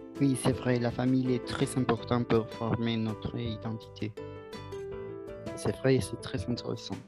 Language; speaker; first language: French; non-native, learner; Spanish